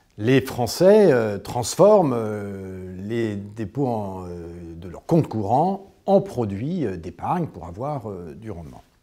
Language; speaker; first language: French; native; French